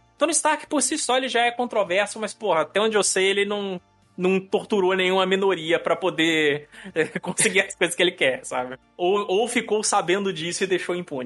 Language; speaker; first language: Portuguese; native; Portuguese